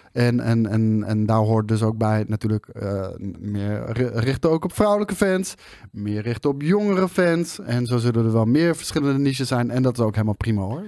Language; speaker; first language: Dutch; native; Dutch